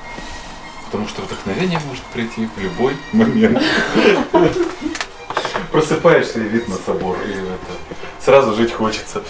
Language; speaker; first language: Russian; native; Russian